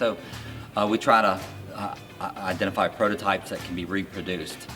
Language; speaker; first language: English; native; English